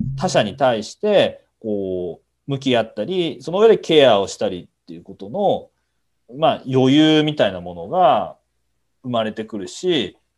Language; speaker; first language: Japanese; native; Japanese